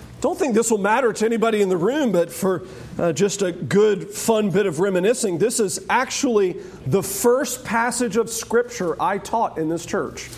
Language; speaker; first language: English; native; English